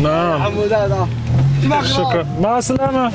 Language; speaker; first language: Arabic; non-native, learner; English